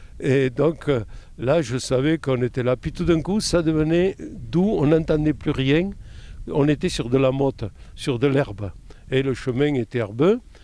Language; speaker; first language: French; native; French